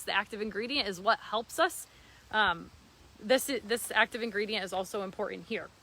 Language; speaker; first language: English; native; English